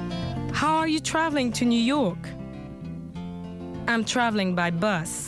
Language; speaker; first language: English; non-native, fluent; French